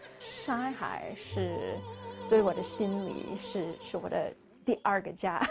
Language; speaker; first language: Chinese; non-native, learner; English